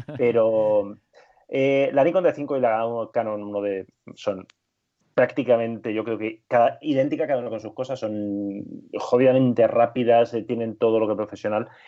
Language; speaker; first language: Spanish; native; Spanish